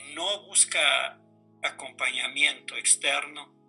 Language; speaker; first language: Spanish; native; Spanish